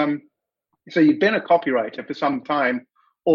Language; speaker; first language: English; native; English